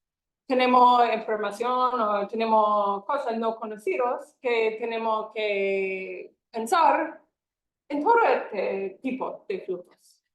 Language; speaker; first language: Spanish; non-native, fluent; English